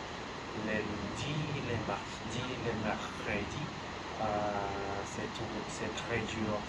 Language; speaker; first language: French; non-native, learner; Spanish